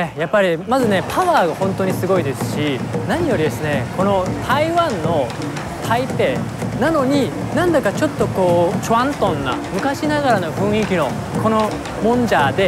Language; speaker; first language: Japanese; native; Japanese